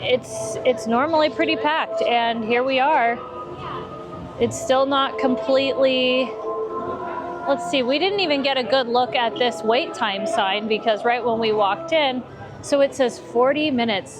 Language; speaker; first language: English; native; English